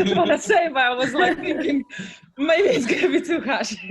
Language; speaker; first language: English; non-native, fluent; Russian